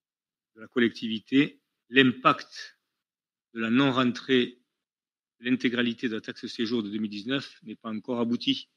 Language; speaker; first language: French; native; French